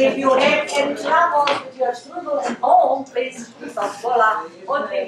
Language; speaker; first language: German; non-native, fluent; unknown